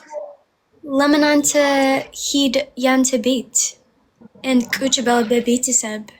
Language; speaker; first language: Amharic; non-native, learner; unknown